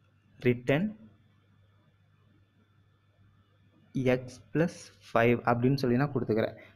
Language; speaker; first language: Tamil; native; Tamil